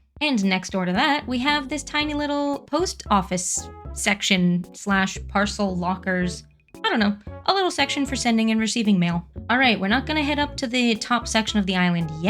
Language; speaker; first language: English; native; English